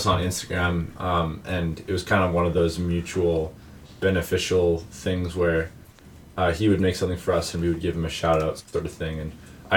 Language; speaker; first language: English; native; English